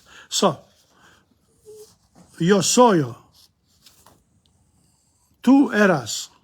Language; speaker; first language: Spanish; non-native, fluent; English